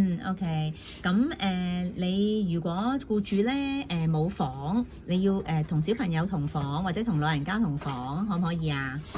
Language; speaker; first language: Cantonese; native; Cantonese